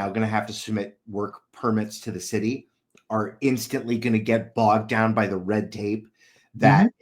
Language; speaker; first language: English; native; English